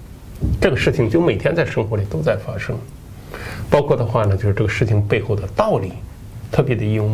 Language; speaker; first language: Chinese; native; Chinese